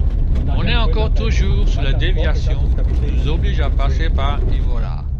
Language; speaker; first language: French; native; French